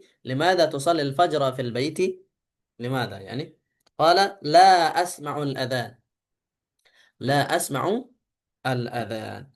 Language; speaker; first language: Arabic; non-native, fluent; Indonesian